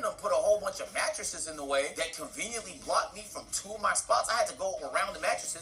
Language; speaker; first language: English; native; English